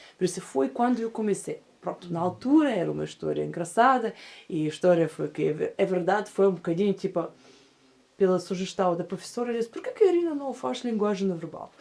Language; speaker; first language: Portuguese; non-native, fluent; Russian